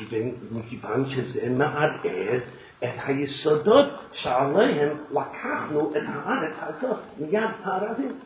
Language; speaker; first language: Hebrew; non-native, fluent; English